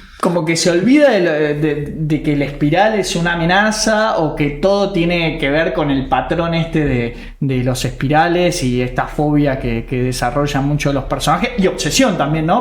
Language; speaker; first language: Spanish; native; Spanish